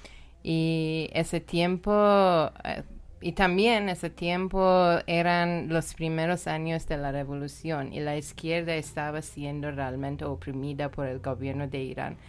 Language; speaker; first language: Spanish; non-native, learner; Persian